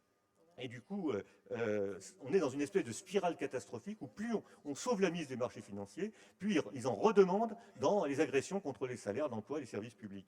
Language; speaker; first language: French; native; French